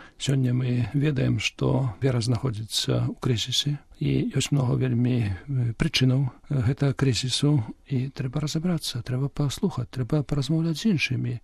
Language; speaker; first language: Belarusian; non-native, local second language; Polish